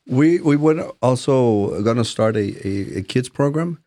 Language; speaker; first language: English; non-native, fluent; Spanish